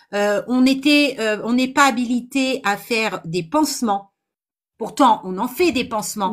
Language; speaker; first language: French; native; French